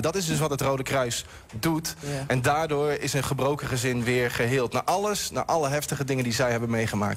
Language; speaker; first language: Dutch; native; Dutch